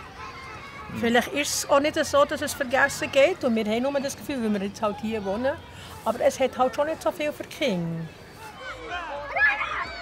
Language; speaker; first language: German; native; German